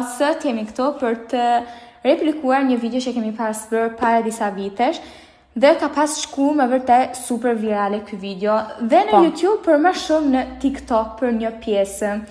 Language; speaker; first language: Albanian; early bilingual, heritage; Albanian